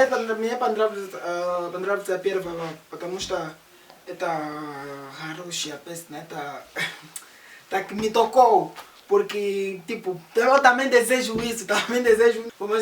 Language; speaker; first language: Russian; non-native, learner; Portuguese